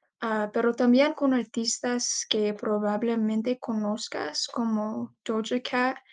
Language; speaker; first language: Spanish; non-native, learner; English